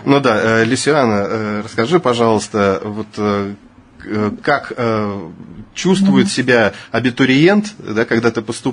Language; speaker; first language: Russian; native; Russian